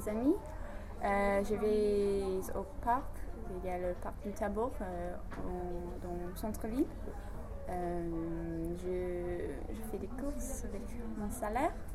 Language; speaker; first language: French; non-native, learner; English